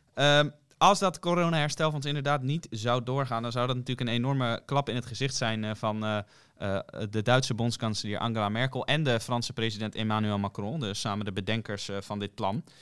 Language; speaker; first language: Dutch; native; Dutch